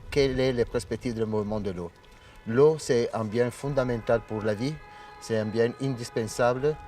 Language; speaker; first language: French; non-native, learner; Italian